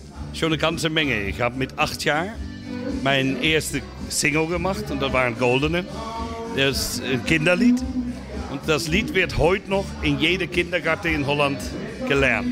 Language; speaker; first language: German; native; German